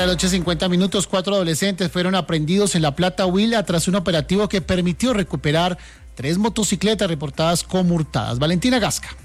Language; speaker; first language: Spanish; native; Spanish